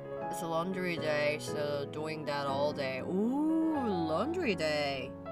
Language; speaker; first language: English; non-native, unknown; Korean